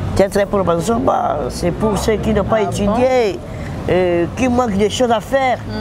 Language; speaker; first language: French; non-native, local second language; Lingala